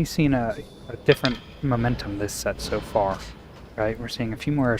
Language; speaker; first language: English; native; English